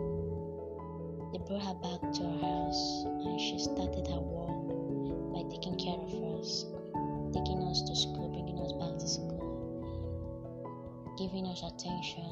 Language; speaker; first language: English; non-native, local second language; Igbo